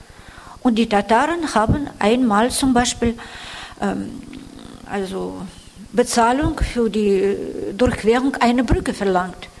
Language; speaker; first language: German; non-native, fluent; Russian